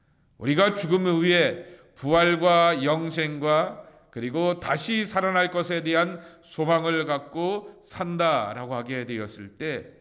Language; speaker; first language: Korean; native; Korean